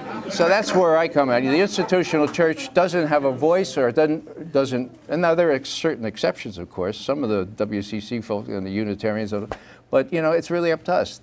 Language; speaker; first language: English; native; English